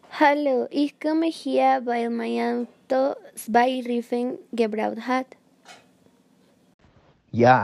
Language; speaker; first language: German; non-native, learner; Spanish